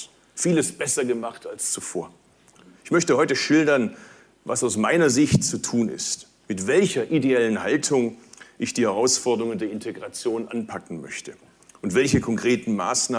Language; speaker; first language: German; early bilingual, other home language; Turkish